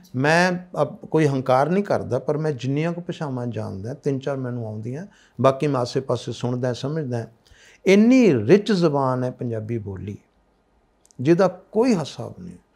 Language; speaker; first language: Punjabi; native; Punjabi